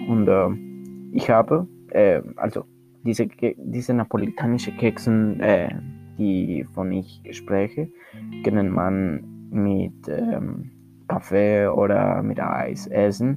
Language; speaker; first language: German; non-native, learner; Spanish